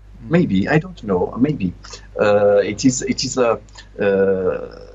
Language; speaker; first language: English; non-native, learner; Italian